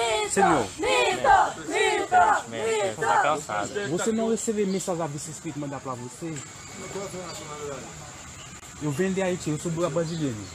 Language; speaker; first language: Portuguese; non-native, learner; Haitian Creole